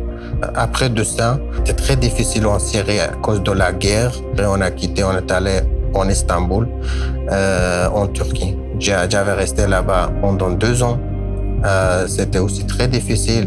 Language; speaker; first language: French; non-native, learner; Kurdish